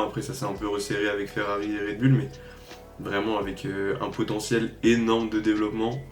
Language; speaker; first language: French; native; French